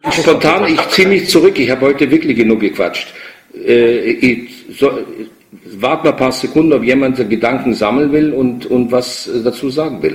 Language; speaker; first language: German; native; German